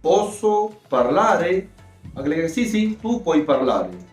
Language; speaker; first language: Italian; non-native, fluent; Punjabi